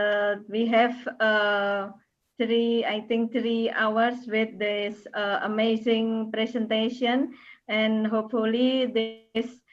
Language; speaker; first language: English; non-native, learner; Indonesian